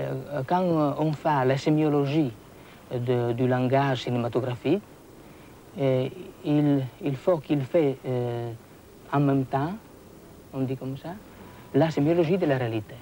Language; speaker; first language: French; non-native, fluent; Italian